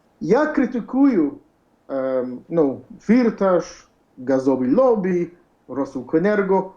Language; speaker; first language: Ukrainian; early bilingual, heritage; English